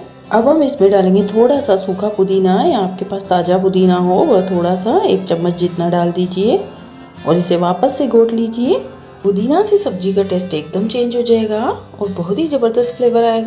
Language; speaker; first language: Hindi; native; Hindi